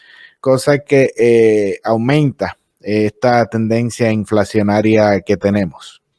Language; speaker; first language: Spanish; native; Spanish